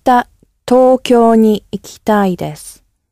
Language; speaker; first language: Japanese; non-native, learner; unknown